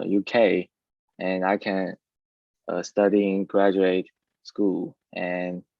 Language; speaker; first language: English; non-native, learner; Chinese